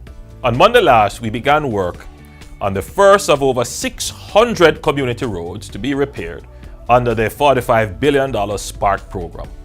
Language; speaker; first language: English; native; English